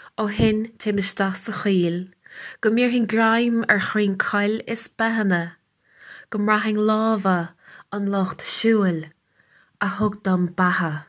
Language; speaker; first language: Irish; native; Irish